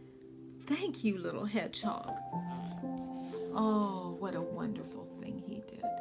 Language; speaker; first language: English; native; English